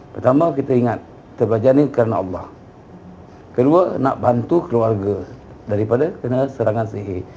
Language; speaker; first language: Malay; native; Malay